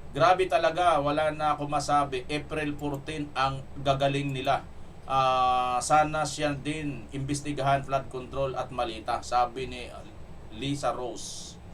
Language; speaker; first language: Filipino; non-native, local second language; Cebuano